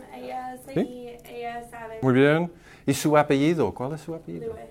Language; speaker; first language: Spanish; non-native, fluent; English